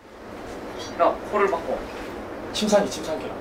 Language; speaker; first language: Korean; native; Korean